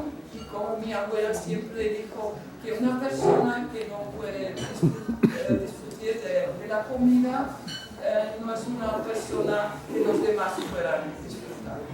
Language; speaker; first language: Spanish; non-native, fluent; German